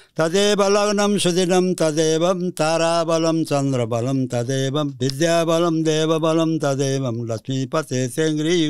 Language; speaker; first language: Nepali; early bilingual, heritage; Nepali